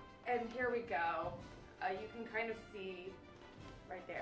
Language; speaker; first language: English; native; English